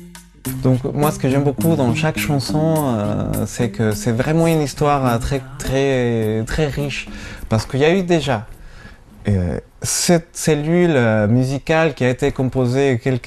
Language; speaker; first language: French; non-native, fluent; Spanish